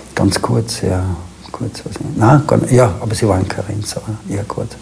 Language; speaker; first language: German; native; German